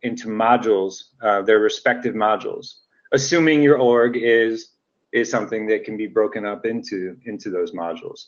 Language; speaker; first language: English; native; English